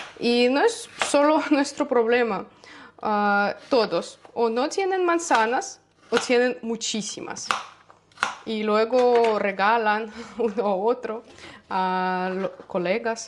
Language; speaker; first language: Spanish; non-native, learner; Russian